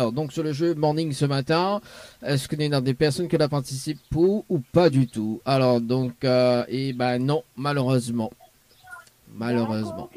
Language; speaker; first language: French; native; French